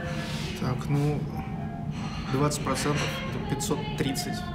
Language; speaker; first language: Russian; native; Russian